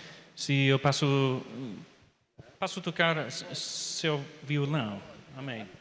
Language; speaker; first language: Portuguese; non-native, learner; English